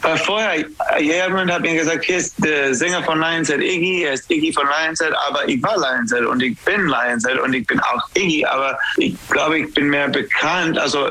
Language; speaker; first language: German; non-native, fluent; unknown